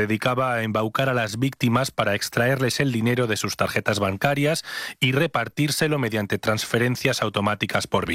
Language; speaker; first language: Spanish; native; Spanish